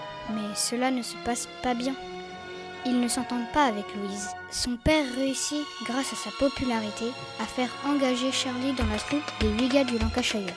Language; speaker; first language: French; native; French